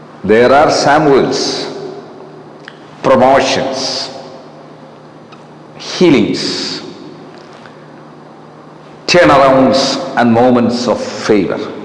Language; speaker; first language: English; non-native, local second language; Malayalam